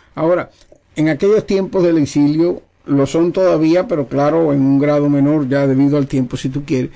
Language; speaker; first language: Spanish; native; Spanish